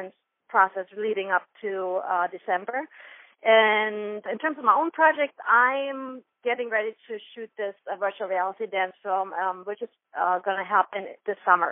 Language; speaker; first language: English; non-native, fluent; German